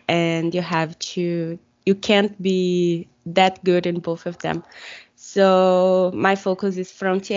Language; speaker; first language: English; non-native, fluent; Portuguese